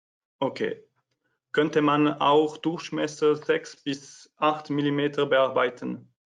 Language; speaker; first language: German; non-native, fluent; French